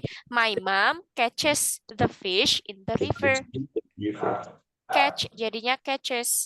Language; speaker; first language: English; non-native, fluent; Indonesian